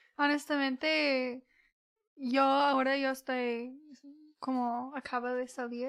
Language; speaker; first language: Spanish; early bilingual, heritage; English